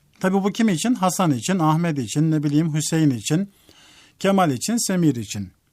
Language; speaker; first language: Turkish; native; Turkish